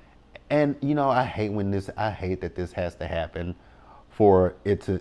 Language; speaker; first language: English; native; English